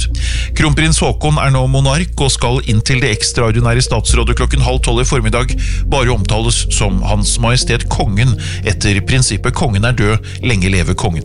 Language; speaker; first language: Norwegian; native; Norwegian